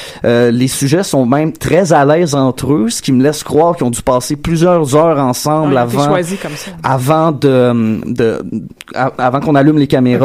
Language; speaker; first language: French; native; French